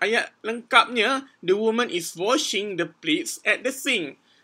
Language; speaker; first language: English; non-native, local second language; Malay